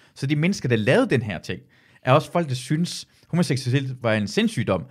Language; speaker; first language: Danish; early bilingual, other home language; Persian